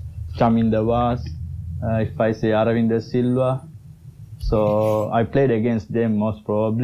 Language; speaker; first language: English; non-native, local second language; Sinhala